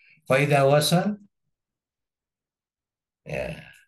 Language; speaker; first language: Arabic; non-native, fluent; Indonesian